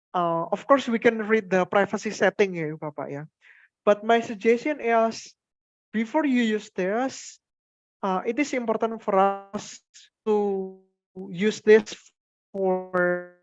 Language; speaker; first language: English; non-native, fluent; Indonesian